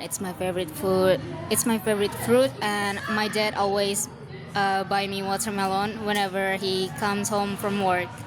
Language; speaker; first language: English; non-native, learner; Indonesian